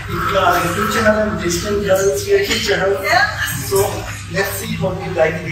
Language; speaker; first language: English; non-native, local second language; Urdu